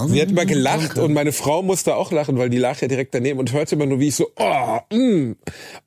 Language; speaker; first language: German; native; German